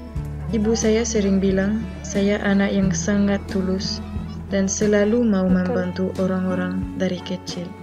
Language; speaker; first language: Indonesian; non-native, fluent; French